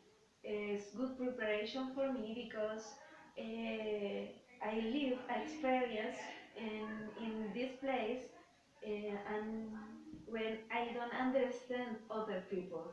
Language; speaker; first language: English; non-native, learner; Spanish